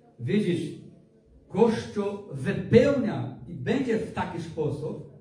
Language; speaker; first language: Polish; non-native, learner; Portuguese